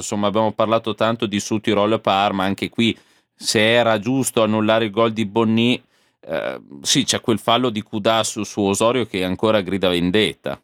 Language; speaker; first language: Italian; native; Italian